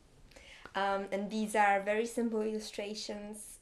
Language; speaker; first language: English; non-native, fluent; Polish